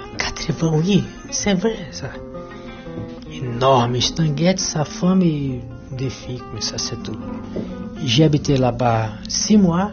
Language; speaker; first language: French; non-native, learner; Portuguese